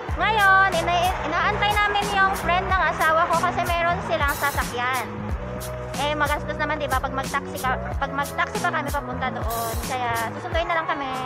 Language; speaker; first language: Filipino; native; Filipino